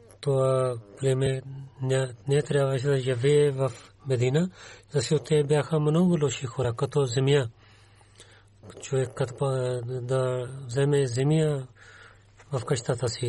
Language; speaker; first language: Bulgarian; non-native, learner; Urdu